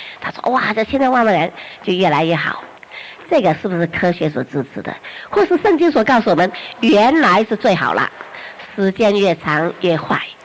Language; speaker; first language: Chinese; native; Chinese